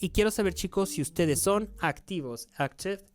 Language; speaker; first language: Spanish; native; Spanish